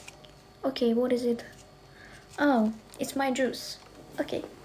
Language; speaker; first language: English; non-native, learner; Russian